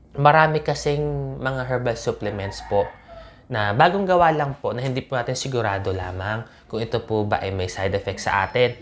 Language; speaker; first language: Filipino; native; Filipino